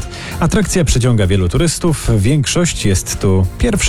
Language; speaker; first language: Polish; native; Polish